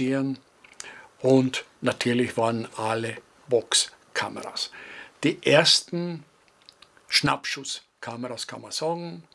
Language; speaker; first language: German; non-native, fluent; Greek